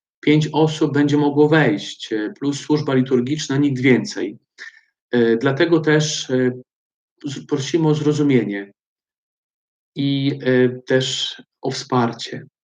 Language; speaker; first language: Polish; native; Polish